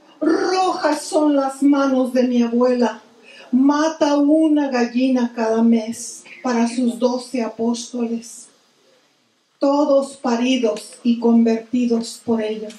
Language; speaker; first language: Spanish; early bilingual, heritage; Spanish